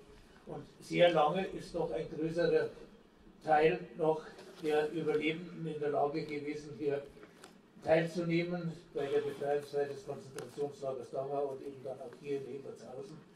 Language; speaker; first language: German; native; German